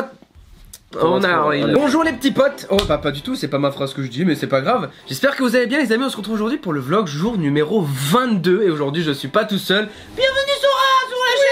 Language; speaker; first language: French; native; French